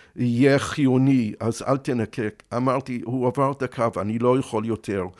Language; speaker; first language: Hebrew; non-native, fluent; English